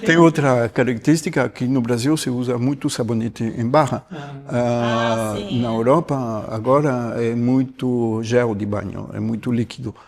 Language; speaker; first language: Portuguese; non-native, fluent; French